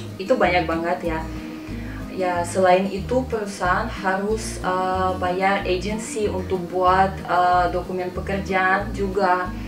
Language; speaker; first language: Indonesian; non-native, fluent; Russian